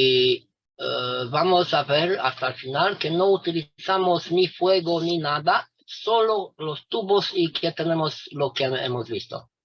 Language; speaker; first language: Spanish; non-native, fluent; Romanian